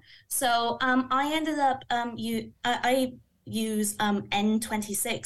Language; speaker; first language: English; native; English